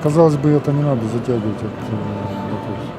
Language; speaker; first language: Russian; native; Russian